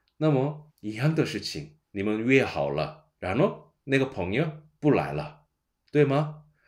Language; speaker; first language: Chinese; non-native, fluent; Korean